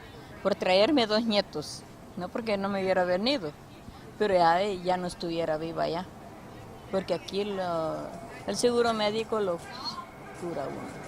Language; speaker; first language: Spanish; native; Spanish